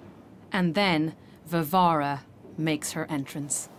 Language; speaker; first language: English; native; English